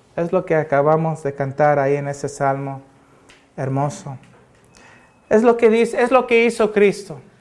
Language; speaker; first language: Spanish; early bilingual, heritage; Spanish